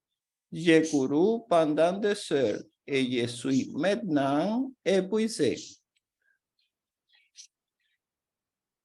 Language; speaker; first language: French; non-native, fluent; Portuguese